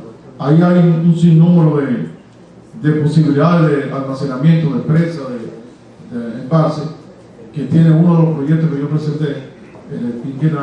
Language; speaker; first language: Spanish; native; Spanish